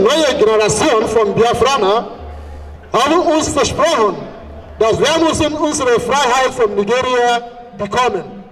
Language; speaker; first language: German; non-native, fluent; Igbo